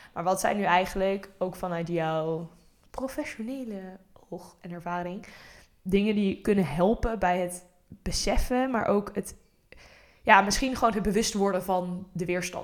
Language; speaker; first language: Dutch; native; Dutch